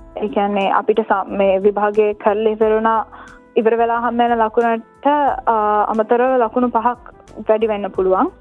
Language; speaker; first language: Sinhala; native; Sinhala